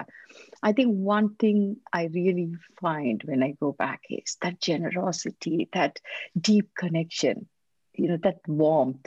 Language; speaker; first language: English; non-native, local second language; Tamil